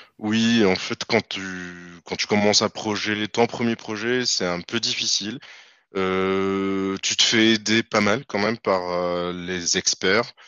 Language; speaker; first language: French; non-native, local second language; Arabic